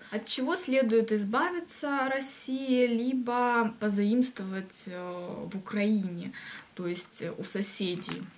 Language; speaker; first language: Russian; native; Russian